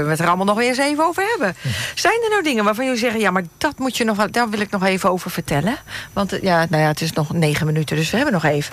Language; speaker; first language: Dutch; native; Dutch